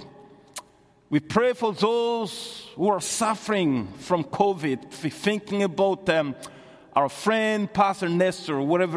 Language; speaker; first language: English; non-native, fluent; Bambara